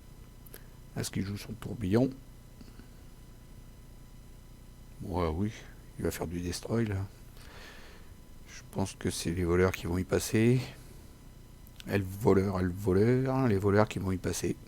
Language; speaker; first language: French; native; French